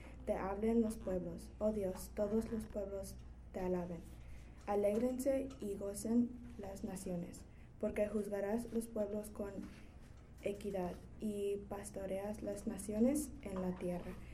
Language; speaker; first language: Spanish; early bilingual, heritage; Spanish